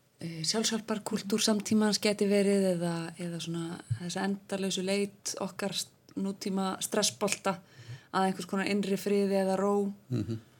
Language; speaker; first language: Icelandic; native; Icelandic